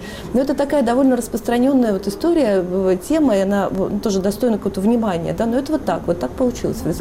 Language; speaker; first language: Russian; native; Russian